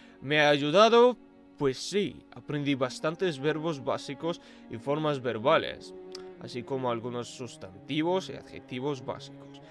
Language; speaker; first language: Spanish; non-native, fluent; Russian